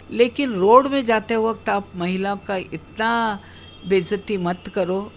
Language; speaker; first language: Hindi; non-native, local second language; Kannada